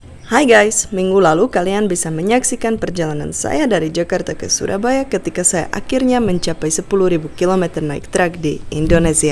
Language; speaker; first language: Indonesian; non-native, fluent; Czech